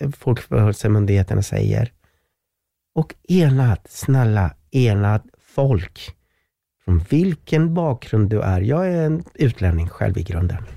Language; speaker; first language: Swedish; non-native, fluent; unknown